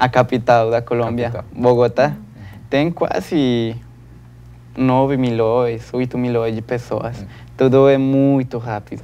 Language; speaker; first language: Portuguese; non-native, learner; Spanish